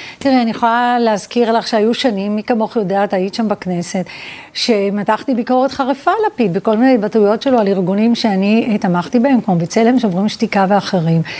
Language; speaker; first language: Hebrew; early bilingual, other home language; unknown